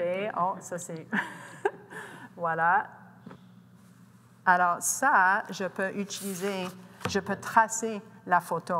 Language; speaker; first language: French; non-native, local second language; English